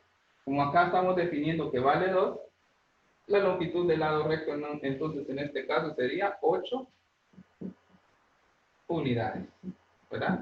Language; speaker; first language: Spanish; native; Spanish